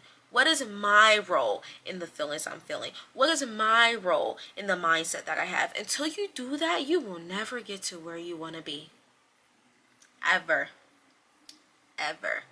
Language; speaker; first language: English; native; English